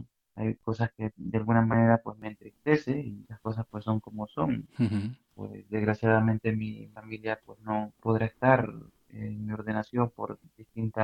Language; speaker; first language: Spanish; native; Spanish